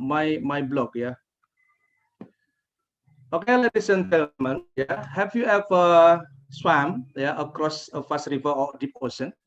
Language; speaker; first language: English; non-native, fluent; Indonesian